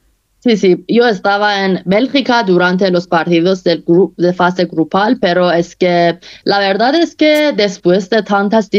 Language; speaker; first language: Spanish; non-native, fluent; Persian